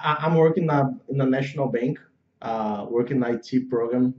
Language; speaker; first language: English; non-native, learner; Portuguese